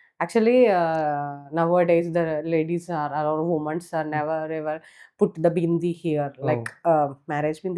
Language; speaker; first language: English; non-native, local second language; Malayalam